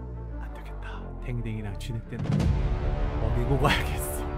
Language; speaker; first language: Korean; native; Korean